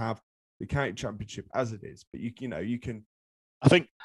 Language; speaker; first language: English; native; English